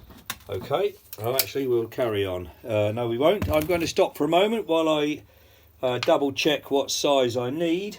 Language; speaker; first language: English; native; English